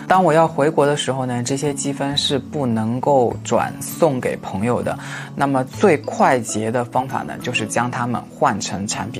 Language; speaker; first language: Chinese; native; Chinese